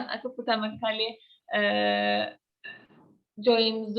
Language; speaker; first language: Indonesian; non-native, learner; Turkish